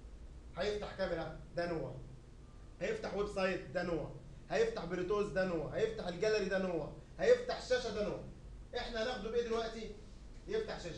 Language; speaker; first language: Arabic; native; Arabic